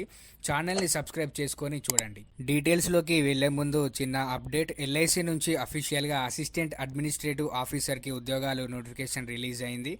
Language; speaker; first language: Telugu; native; Telugu